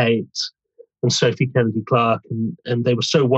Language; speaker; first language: English; native; English